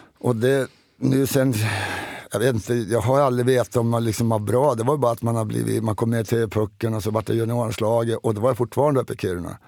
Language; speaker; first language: Swedish; native; Swedish